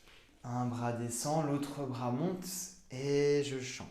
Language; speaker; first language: French; native; French